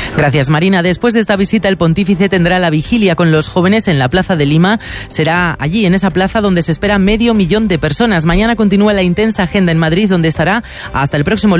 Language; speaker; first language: Spanish; native; Spanish